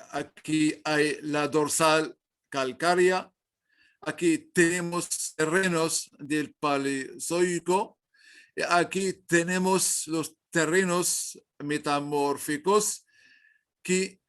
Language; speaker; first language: Spanish; non-native, learner; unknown